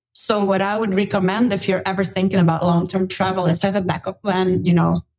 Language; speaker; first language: English; non-native, fluent; Dutch